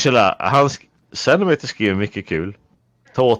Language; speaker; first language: Swedish; native; Swedish